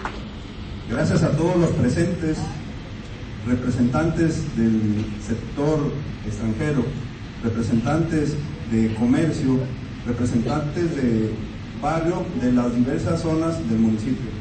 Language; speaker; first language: Spanish; native; Spanish